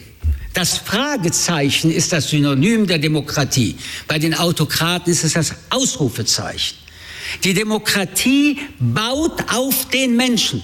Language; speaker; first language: German; early bilingual, other home language; French